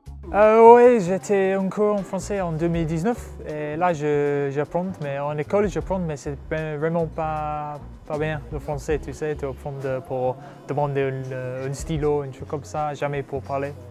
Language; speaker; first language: French; non-native, learner; English